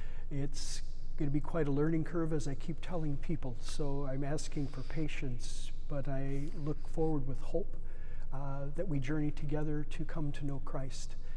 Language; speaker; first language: English; native; English